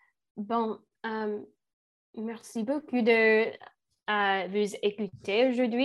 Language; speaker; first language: French; non-native, learner; English